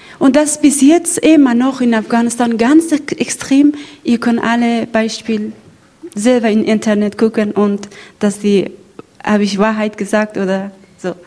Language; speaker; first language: German; non-native, learner; Persian